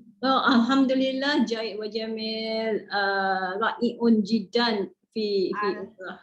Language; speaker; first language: Arabic; non-native, learner; Malay